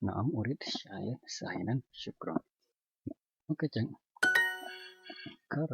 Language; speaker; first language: Arabic; non-native, learner; Indonesian